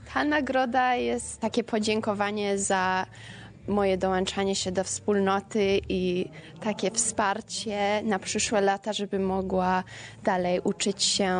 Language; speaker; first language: Polish; early bilingual, heritage; Polish